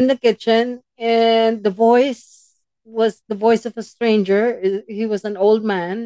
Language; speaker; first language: English; non-native, local second language; Filipino